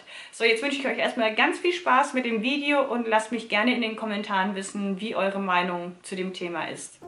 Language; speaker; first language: German; native; German